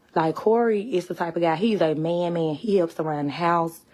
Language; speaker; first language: English; native; English